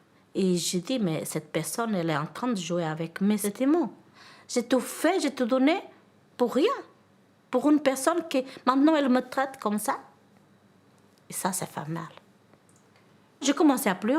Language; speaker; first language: French; non-native, learner; Portuguese